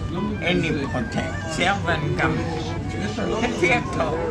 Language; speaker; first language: Hebrew; non-native, fluent; German